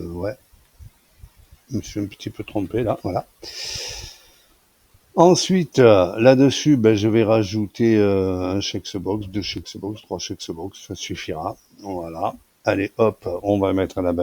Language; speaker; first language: French; native; French